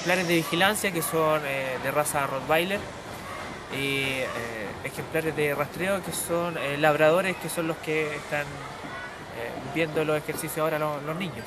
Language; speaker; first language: Spanish; native; Spanish